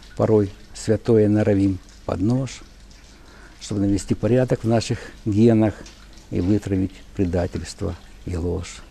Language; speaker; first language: Russian; non-native, local second language; Ukrainian